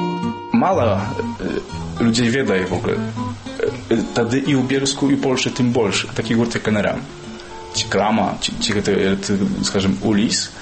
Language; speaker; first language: Belarusian; early bilingual, heritage; Belarusian